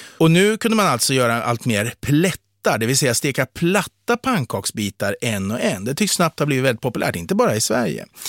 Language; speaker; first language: Swedish; native; Swedish